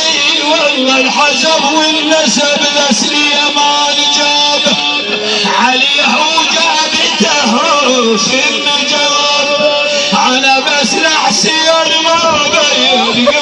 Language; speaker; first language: Arabic; native; Arabic